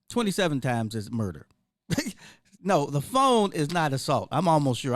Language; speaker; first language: English; native; English